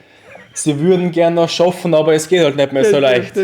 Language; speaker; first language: German; native; German